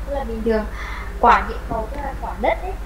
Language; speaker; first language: Vietnamese; native; Vietnamese